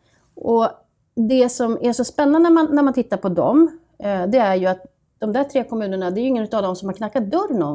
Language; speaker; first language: Swedish; native; Swedish